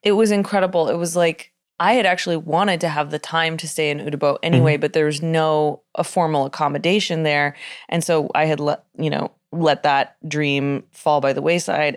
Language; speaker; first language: English; native; English